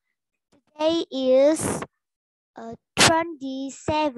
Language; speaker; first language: English; non-native, learner; Vietnamese